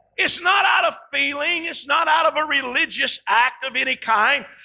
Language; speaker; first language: English; native; English